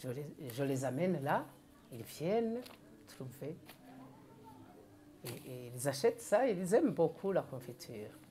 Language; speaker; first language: French; non-native, local second language; Rundi